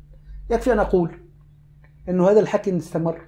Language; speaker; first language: Arabic; native; Arabic